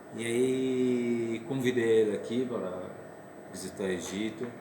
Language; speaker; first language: Portuguese; non-native, learner; Arabic